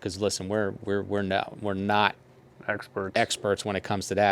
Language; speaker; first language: English; native; English